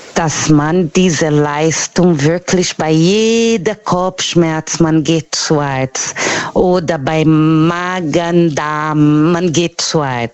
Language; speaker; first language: German; non-native, learner; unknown